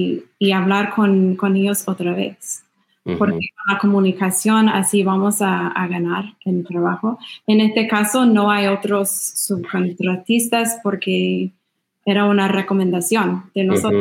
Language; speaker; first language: Spanish; non-native, fluent; English